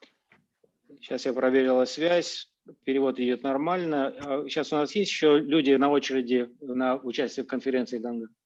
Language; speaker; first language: Russian; native; Russian